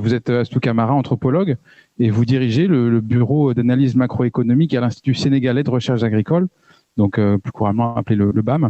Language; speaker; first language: French; native; French